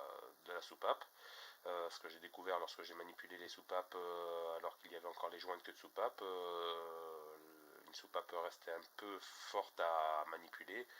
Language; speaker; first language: French; native; French